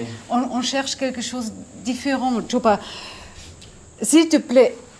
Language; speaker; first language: French; non-native, learner; German